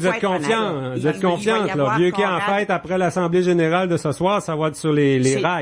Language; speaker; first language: French; native; French